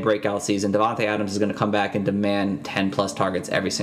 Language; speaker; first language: English; native; English